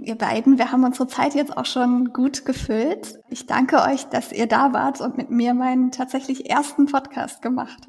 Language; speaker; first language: German; native; German